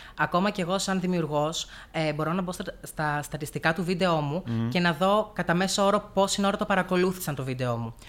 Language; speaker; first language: Greek; native; Greek